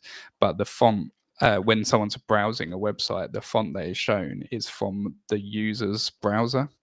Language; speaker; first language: English; native; English